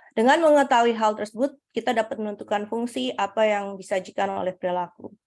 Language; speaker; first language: Indonesian; early bilingual, heritage; Indonesian